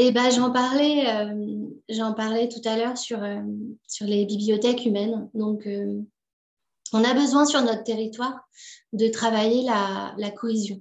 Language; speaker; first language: French; native; French